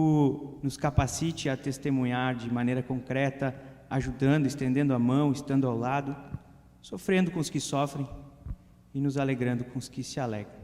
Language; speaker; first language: Portuguese; native; Portuguese